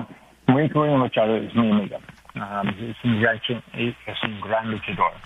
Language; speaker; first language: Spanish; non-native, learner; English